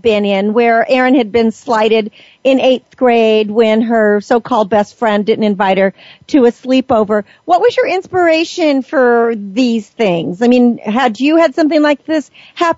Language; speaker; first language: English; native; English